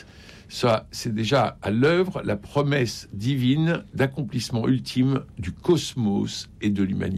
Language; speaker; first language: French; native; French